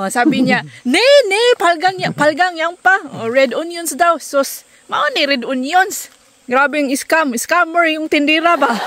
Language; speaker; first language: Filipino; non-native, local second language; Cebuano